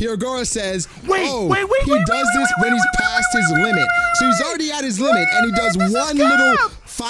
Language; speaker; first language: English; native; English